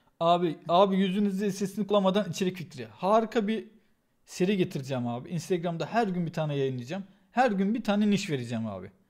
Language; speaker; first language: Turkish; native; Turkish